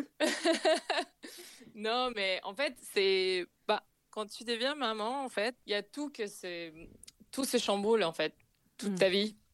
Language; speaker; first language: French; non-native, fluent; Spanish